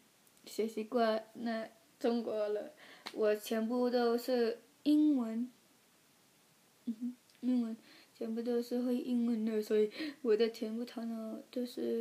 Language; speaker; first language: Chinese; early bilingual, heritage; Chinese